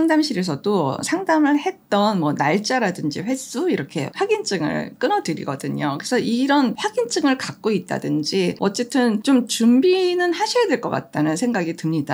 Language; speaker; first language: Korean; native; Korean